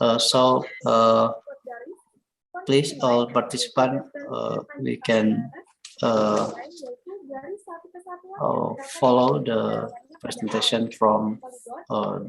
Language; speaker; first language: English; non-native, learner; Indonesian